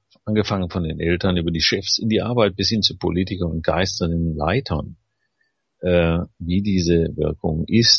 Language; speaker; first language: German; native; German